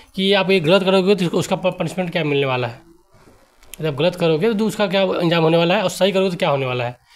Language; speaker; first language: Hindi; native; Hindi